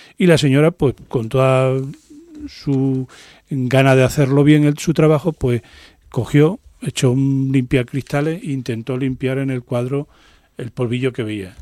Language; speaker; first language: Spanish; native; Spanish